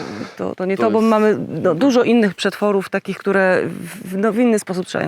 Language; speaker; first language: Polish; native; Polish